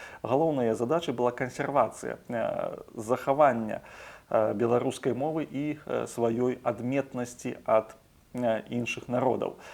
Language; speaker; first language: Belarusian; native; Belarusian